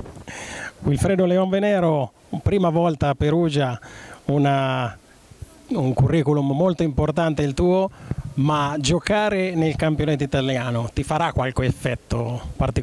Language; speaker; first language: Italian; native; Italian